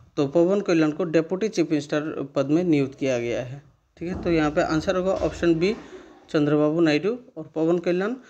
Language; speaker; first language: Hindi; non-native, local second language; Bangla